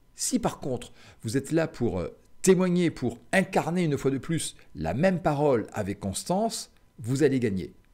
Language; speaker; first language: French; native; French